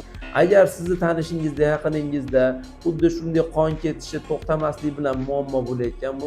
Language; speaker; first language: Uzbek; native; Uzbek